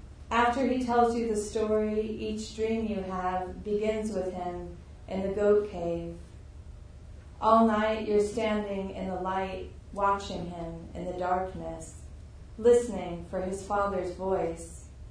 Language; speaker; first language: English; native; English